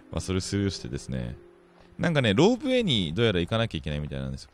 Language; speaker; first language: Japanese; native; Japanese